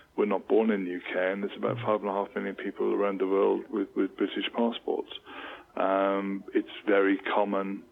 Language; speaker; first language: English; native; English